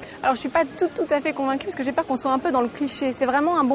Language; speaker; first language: French; native; French